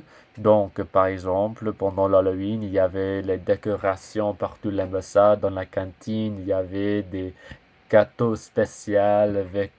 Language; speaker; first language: French; non-native, learner; English